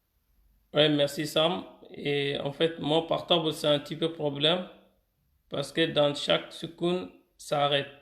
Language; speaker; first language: French; non-native, fluent; Arabic